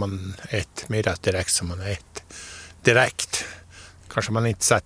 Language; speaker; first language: Swedish; native; Swedish